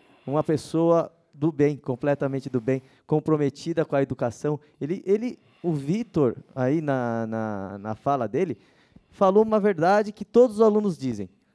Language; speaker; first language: Portuguese; native; Portuguese